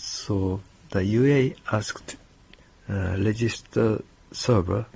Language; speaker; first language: English; non-native, learner; Japanese